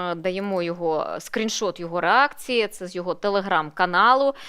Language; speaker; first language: Ukrainian; non-native, local second language; Russian